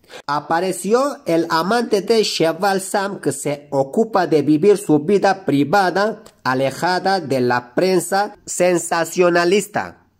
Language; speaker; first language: Spanish; non-native, fluent; Turkish